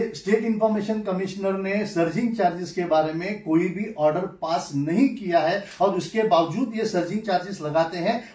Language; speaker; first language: Hindi; non-native, local second language; Marathi